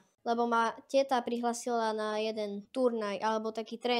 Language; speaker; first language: Slovak; early bilingual, heritage; Slovak